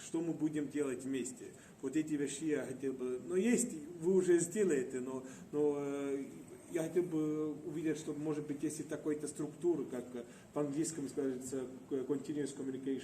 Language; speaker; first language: Russian; non-native, fluent; Estonian